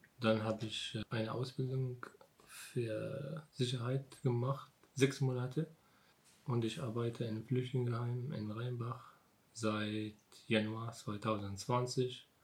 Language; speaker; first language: German; non-native, learner; Arabic